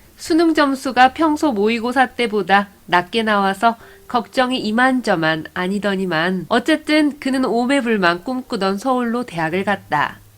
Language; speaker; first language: Korean; native; Korean